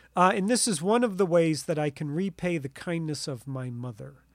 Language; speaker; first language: English; native; English